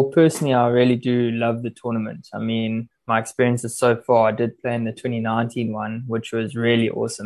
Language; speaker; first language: English; native; English